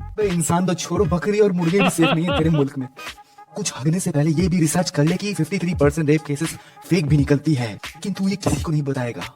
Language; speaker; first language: Hindi; native; Hindi